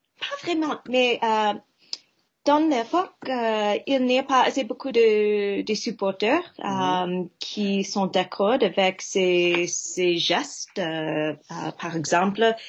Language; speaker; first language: French; non-native, fluent; English